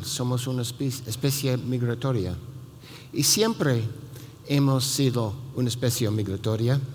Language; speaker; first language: Spanish; non-native, fluent; English